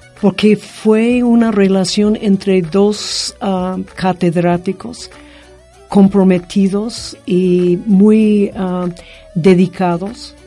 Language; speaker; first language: Spanish; non-native, fluent; English